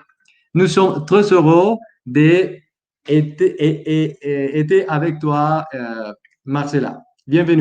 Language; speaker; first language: French; non-native, learner; Spanish